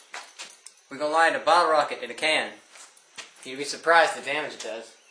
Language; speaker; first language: English; native; English